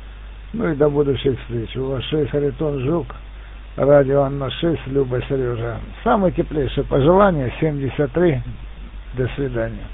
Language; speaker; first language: Russian; native; Russian